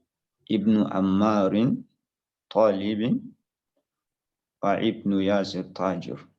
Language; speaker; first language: Arabic; non-native, learner; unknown